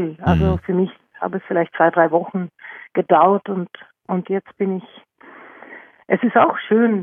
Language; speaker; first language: German; non-native, fluent; Norwegian